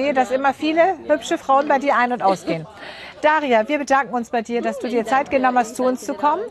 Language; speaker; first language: German; native; German